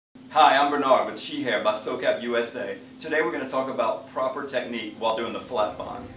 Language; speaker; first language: English; native; English